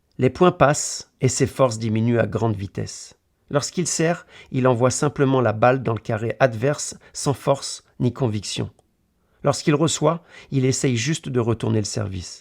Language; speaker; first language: French; native; French